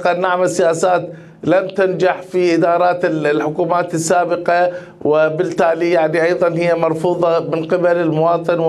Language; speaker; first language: Arabic; native; Arabic